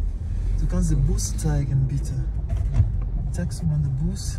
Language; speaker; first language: German; non-native, learner; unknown